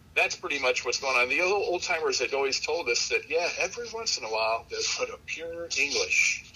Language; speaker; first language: English; native; English